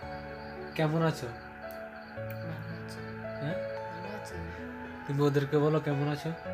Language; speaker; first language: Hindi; non-native, local second language; Bangla